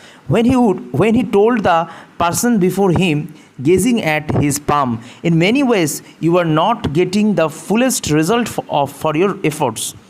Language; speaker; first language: English; non-native, local second language; Bangla